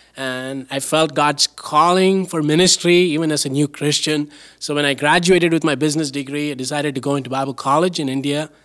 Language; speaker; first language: English; non-native, local second language; Tamil